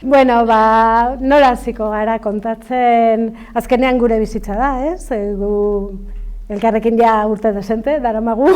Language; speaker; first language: Basque; non-native, local second language; Spanish